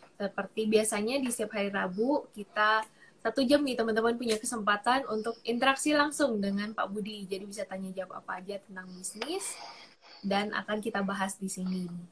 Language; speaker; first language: Indonesian; native; Indonesian